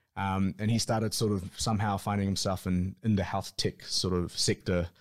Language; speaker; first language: English; native; English